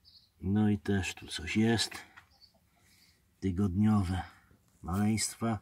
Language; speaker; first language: Polish; native; Polish